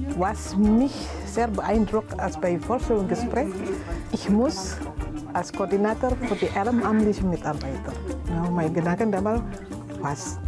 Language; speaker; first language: German; non-native, learner; Indonesian